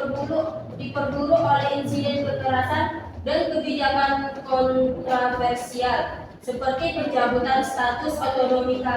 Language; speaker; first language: Indonesian; native; Indonesian